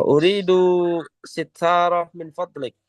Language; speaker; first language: Arabic; non-native, learner; Indonesian